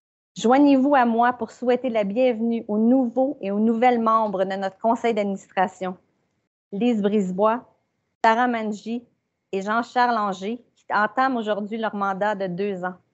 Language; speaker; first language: French; native; French